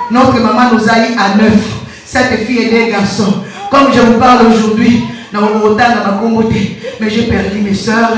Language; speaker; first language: French; non-native, local second language; Lingala